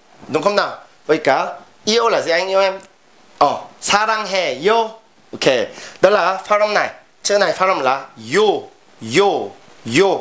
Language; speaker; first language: Vietnamese; non-native, fluent; Korean